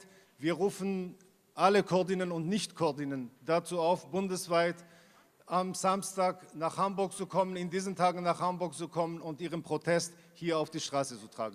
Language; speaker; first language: German; non-native, fluent; Kurdish